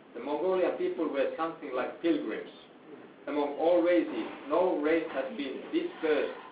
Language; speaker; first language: English; non-native, fluent; Finnish